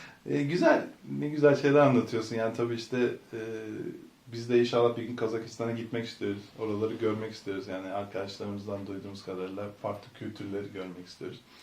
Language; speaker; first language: Turkish; native; Turkish